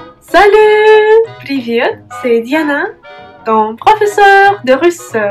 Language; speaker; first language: French; non-native, fluent; Russian